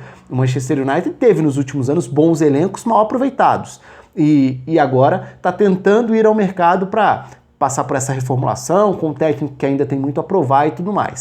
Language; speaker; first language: Portuguese; native; Portuguese